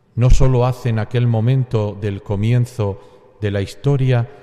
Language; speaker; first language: Spanish; native; Spanish